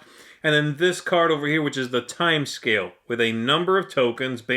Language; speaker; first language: English; native; English